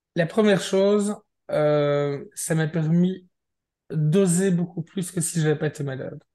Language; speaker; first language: French; native; French